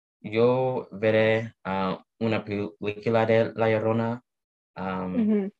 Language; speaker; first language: Spanish; non-native, learner; English